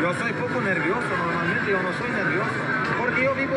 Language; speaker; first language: Spanish; non-native, learner; Portuguese